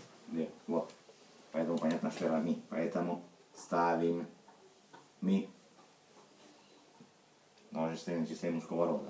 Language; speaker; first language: Russian; non-native, fluent; Italian